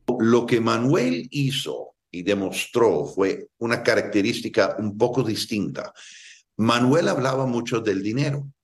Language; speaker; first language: Spanish; non-native, fluent; English